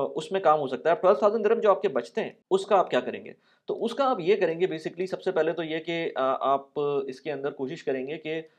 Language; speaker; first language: Urdu; native; Urdu